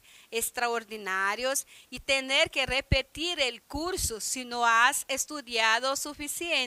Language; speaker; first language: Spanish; non-native, fluent; Portuguese